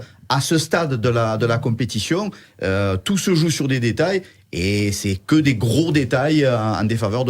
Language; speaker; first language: French; native; French